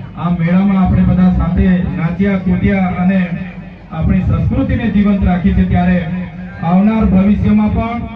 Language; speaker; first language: Gujarati; non-native, local second language; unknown